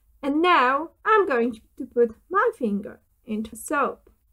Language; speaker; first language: English; non-native, fluent; Polish